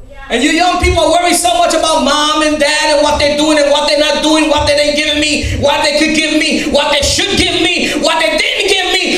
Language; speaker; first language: English; early bilingual, other home language; Spanish